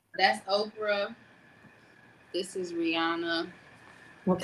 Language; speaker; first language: English; native; English